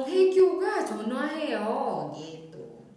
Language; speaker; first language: Korean; non-native, fluent; Indonesian